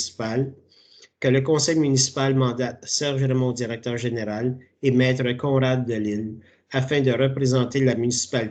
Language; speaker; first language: French; native; French